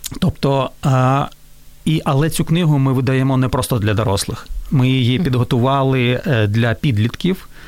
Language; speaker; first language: Ukrainian; non-native, local second language; Russian